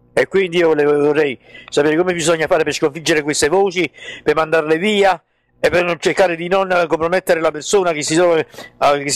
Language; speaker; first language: Italian; native; Italian